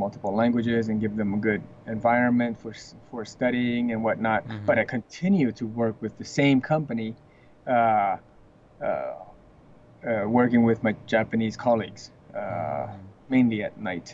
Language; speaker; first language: English; early bilingual, other home language; Chinese